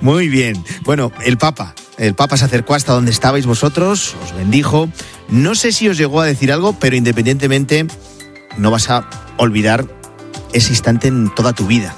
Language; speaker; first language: Spanish; native; Spanish